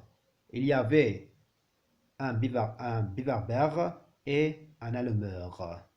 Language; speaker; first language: French; non-native, learner; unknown